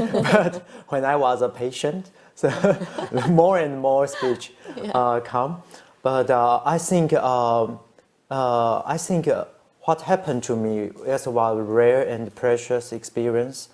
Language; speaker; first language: English; non-native, learner; Chinese